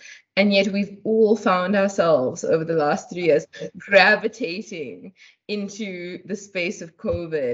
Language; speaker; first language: English; native; English